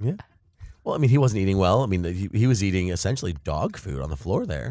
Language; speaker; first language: English; native; English